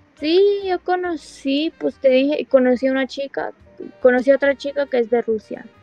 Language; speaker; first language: Spanish; native; Spanish